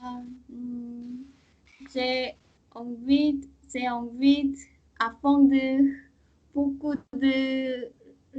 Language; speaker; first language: French; non-native, learner; Korean